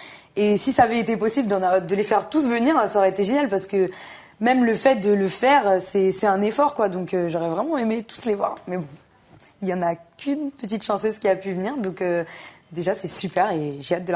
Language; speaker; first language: French; native; French